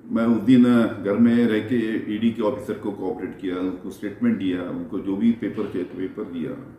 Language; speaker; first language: Hindi; non-native, local second language; Marathi